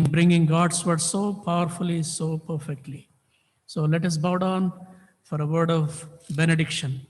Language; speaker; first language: English; non-native, local second language; Telugu